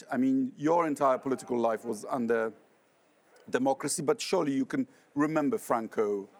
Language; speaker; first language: English; non-native, fluent; Polish